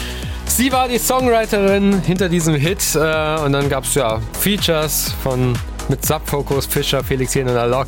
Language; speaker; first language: German; native; German